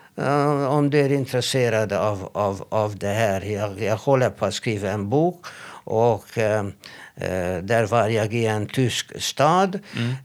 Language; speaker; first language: Swedish; non-native, fluent; Hebrew